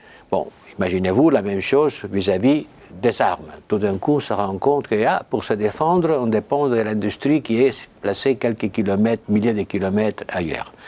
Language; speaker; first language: French; non-native, fluent; Spanish